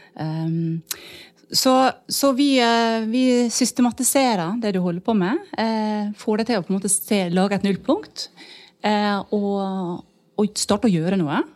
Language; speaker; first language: Norwegian; native; Norwegian